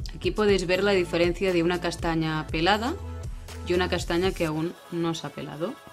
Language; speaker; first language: Spanish; non-native, local second language; Catalan